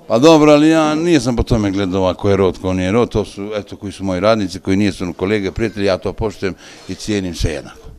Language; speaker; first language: Croatian; native; Croatian